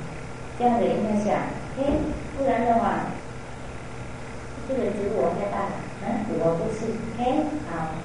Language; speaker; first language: Chinese; non-native, fluent; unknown